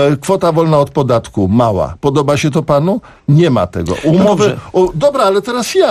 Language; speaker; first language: Polish; native; Polish